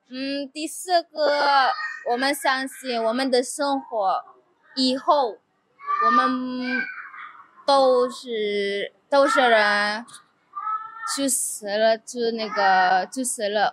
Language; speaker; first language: Chinese; non-native, fluent; Indonesian